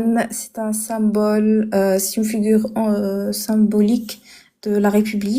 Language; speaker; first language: French; non-native, fluent; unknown